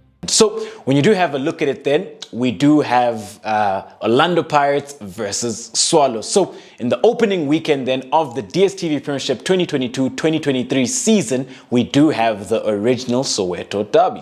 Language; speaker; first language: English; non-native, local second language; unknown